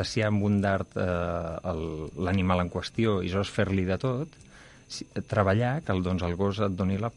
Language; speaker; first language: Catalan; native; Catalan